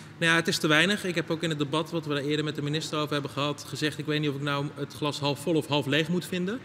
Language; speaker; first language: Dutch; native; Dutch